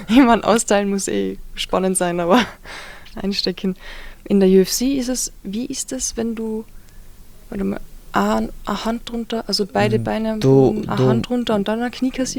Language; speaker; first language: German; native; German